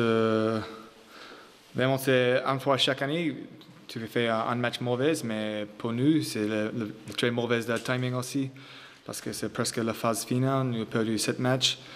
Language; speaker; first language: French; non-native, learner; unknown